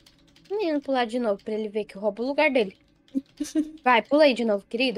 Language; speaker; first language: Portuguese; native; Portuguese